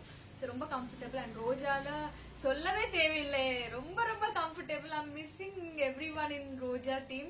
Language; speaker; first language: Tamil; non-native, learner; Telugu